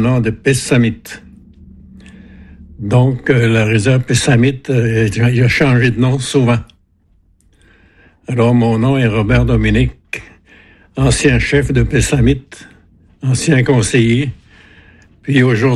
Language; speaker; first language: French; non-native, fluent; Innu-aimun